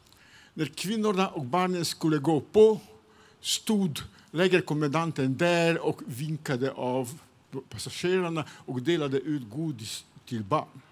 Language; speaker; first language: Swedish; non-native, fluent; Serbian